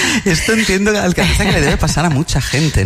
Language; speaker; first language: Spanish; native; Spanish